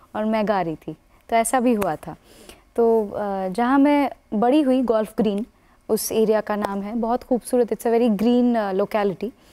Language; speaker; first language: Hindi; non-native, local second language; Bangla